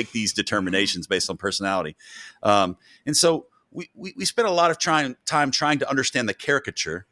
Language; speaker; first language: English; native; English